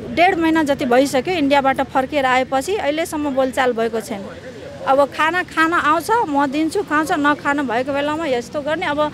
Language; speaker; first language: Nepali; non-native, local second language; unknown